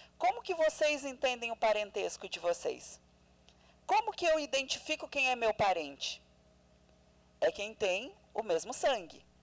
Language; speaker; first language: Portuguese; non-native, local second language; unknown